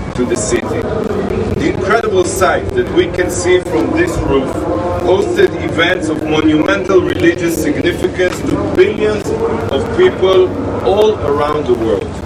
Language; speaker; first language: English; non-native, fluent; Hebrew